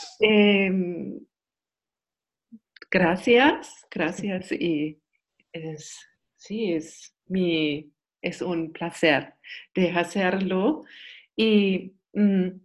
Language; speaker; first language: Spanish; non-native, learner; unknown